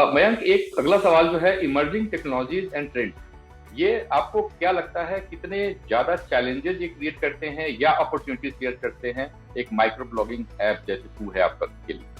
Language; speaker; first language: Hindi; native; Hindi